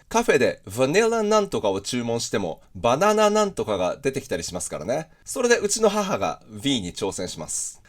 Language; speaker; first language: Japanese; native; Japanese